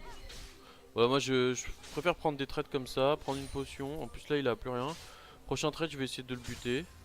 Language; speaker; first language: French; native; French